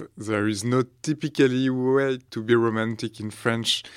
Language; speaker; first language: English; non-native, fluent; French